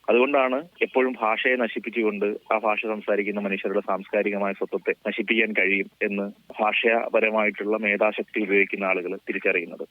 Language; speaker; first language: Malayalam; native; Malayalam